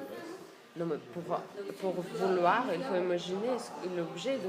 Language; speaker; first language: French; non-native, fluent; Russian